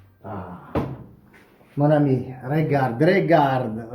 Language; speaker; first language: French; non-native, fluent; Italian